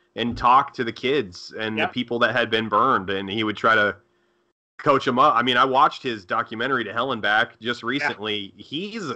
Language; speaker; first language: English; native; English